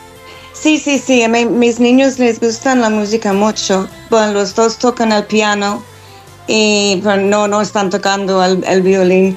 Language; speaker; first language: Spanish; non-native, learner; English